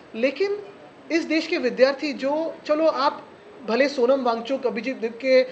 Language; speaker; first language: Hindi; non-native, local second language; Marathi